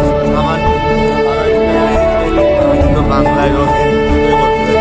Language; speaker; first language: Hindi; non-native, learner; Bangla